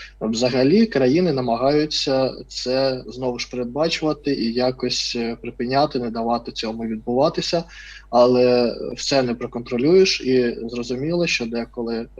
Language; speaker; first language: Ukrainian; non-native, fluent; Russian